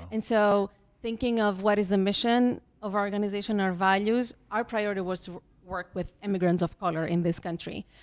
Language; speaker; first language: English; non-native, fluent; Greek